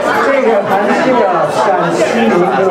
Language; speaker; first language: Chinese; native; Chinese